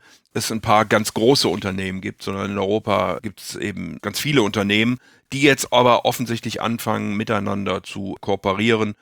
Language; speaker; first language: German; native; German